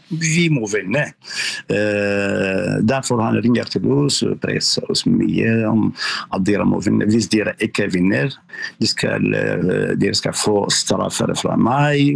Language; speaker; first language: Norwegian; non-native, fluent; Arabic